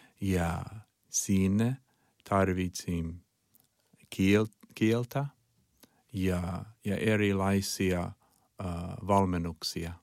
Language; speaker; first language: Finnish; non-native, learner; Chinese